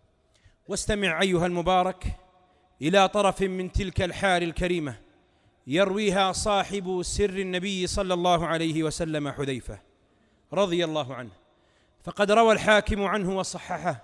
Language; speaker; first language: Arabic; native; Arabic